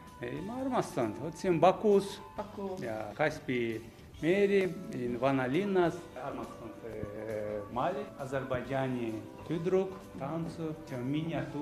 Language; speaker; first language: Estonian; non-native, learner; Azerbaijani